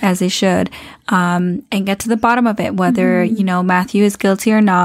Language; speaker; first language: English; early bilingual, other home language; Spanish